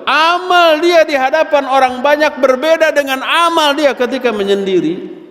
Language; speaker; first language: Indonesian; native; Indonesian